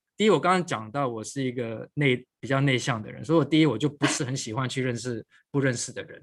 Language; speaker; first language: Chinese; non-native, local second language; Cantonese